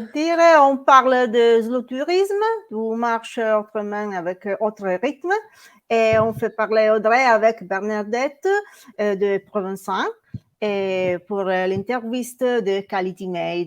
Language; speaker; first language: French; non-native, fluent; Italian